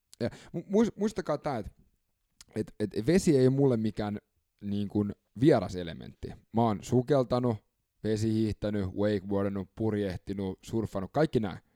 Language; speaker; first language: Finnish; early bilingual, other home language; English